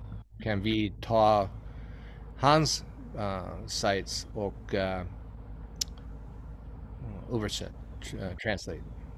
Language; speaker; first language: Swedish; non-native, learner; English